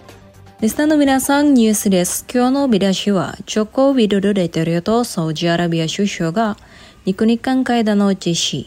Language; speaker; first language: Japanese; non-native, fluent; Indonesian